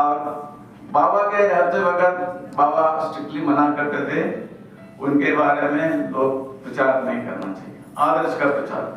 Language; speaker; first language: Hindi; non-native, local second language; Malayalam